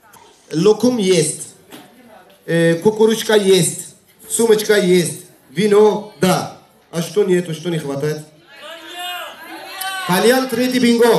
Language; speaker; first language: Russian; non-native, learner; Turkish